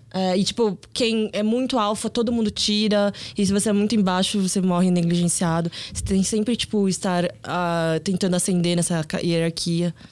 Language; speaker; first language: Portuguese; early bilingual, other home language; Korean